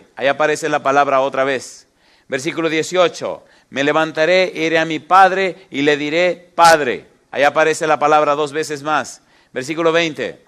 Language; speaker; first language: Spanish; native; Spanish